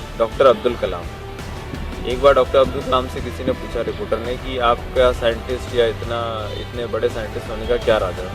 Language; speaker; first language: Hindi; native; Hindi